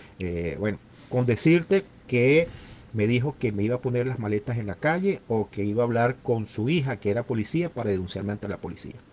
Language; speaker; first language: Spanish; native; Spanish